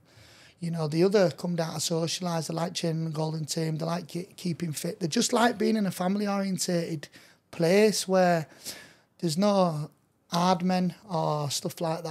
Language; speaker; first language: English; native; English